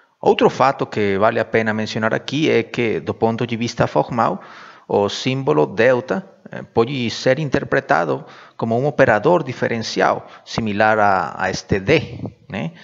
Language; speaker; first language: Portuguese; non-native, fluent; Spanish